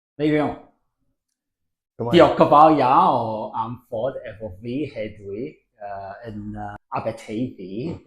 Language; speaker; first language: Welsh; non-native, learner; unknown